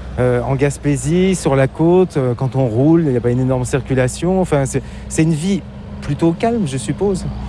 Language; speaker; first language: French; native; French